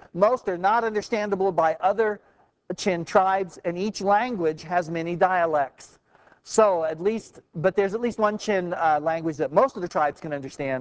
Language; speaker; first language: English; native; English